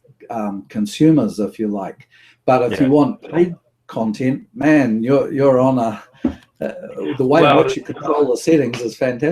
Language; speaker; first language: English; native; English